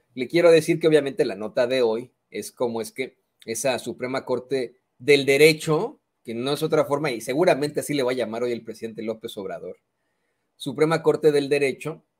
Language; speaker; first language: Spanish; native; Spanish